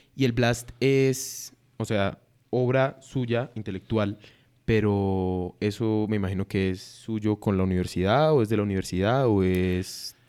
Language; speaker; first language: Spanish; native; Spanish